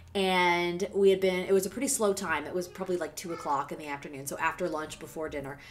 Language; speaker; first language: English; native; English